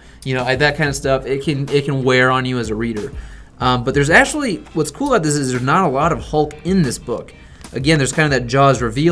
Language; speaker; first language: English; native; English